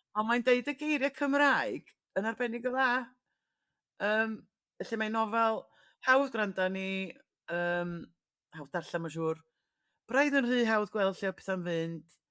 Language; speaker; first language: Welsh; native; Welsh